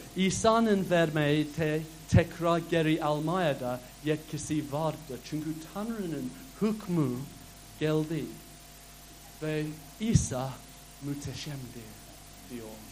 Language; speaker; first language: Turkish; non-native, fluent; English